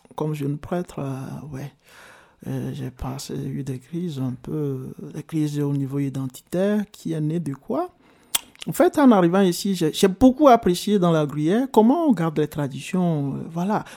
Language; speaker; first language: French; non-native, local second language; Ewe